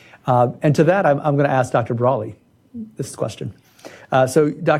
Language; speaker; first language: English; native; English